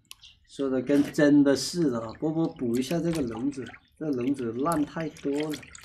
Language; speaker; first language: Chinese; native; Chinese